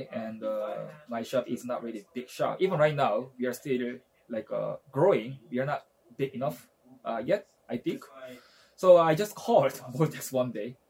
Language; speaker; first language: English; non-native, fluent; Japanese